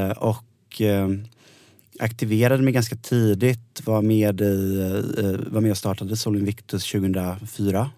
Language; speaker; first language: Swedish; native; Swedish